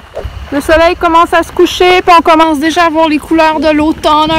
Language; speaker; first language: French; native; French